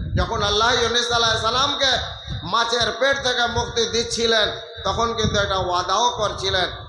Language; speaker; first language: Urdu; non-native, local second language; Bangla